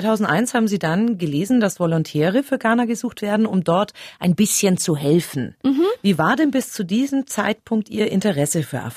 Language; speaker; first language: German; native; German